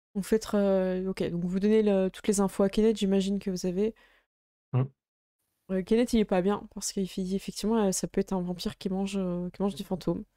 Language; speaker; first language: French; native; French